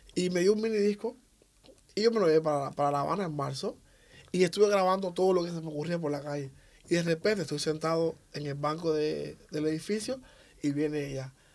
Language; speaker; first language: Spanish; native; Spanish